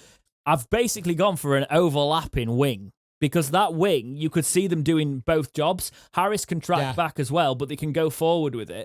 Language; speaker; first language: English; native; English